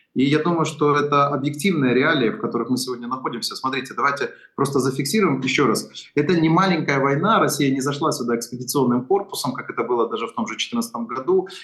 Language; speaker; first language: Russian; non-native, local second language; Ukrainian